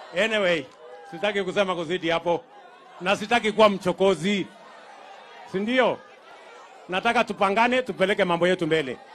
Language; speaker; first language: Swahili; non-native, local second language; Kalenjin